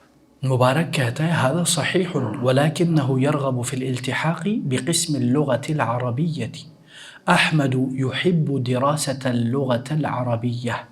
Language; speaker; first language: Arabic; non-native, fluent; Urdu